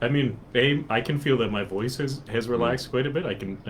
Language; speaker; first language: English; native; English